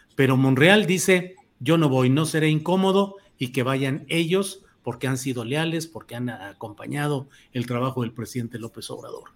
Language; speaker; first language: Spanish; native; Spanish